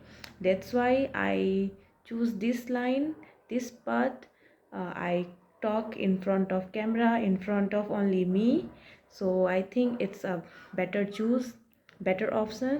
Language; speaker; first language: English; non-native, learner; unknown